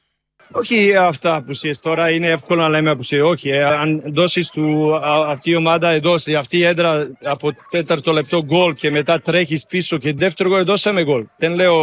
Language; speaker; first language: Greek; non-native, learner; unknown